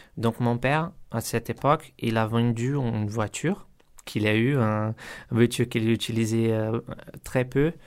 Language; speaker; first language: French; non-native, learner; Portuguese